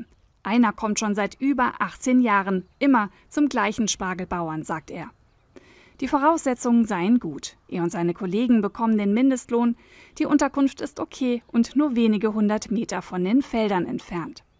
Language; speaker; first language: German; native; German